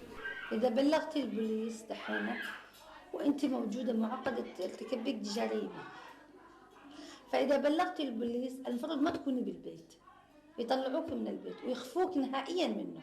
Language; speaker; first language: Arabic; native; Arabic